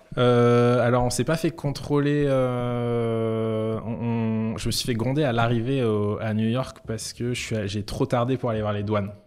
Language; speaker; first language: French; native; French